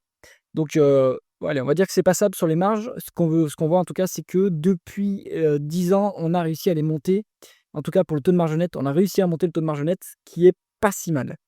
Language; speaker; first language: French; native; French